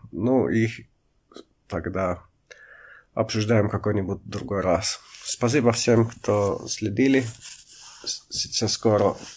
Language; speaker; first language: Russian; non-native, fluent; Finnish